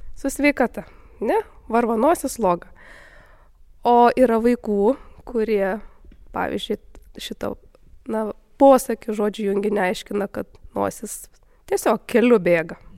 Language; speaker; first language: Lithuanian; native; Lithuanian